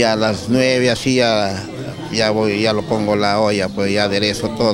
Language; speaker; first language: Spanish; native; Spanish